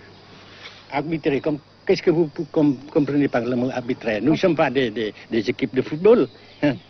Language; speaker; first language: French; non-native, fluent; Vietnamese